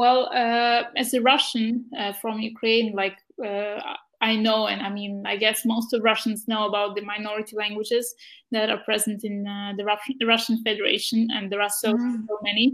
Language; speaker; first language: English; non-native, fluent; Ukrainian